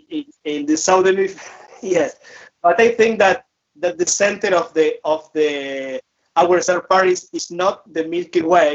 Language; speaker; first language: English; non-native, fluent; Spanish